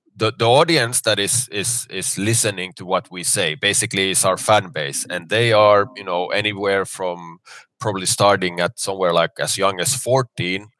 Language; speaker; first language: English; non-native, fluent; Finnish